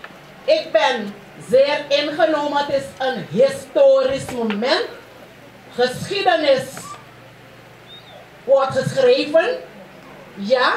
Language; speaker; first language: Dutch; non-native, local second language; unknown